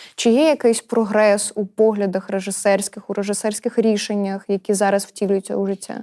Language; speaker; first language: Ukrainian; native; Ukrainian